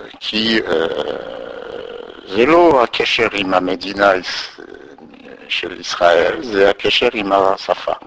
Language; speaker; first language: Hebrew; non-native, learner; French